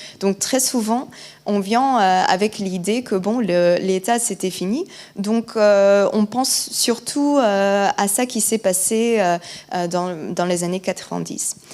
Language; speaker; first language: French; non-native, fluent; Polish